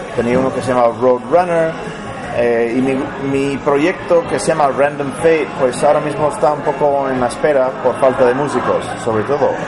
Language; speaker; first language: Spanish; non-native, fluent; English